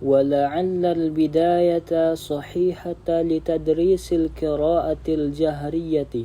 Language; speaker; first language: Arabic; non-native, learner; Indonesian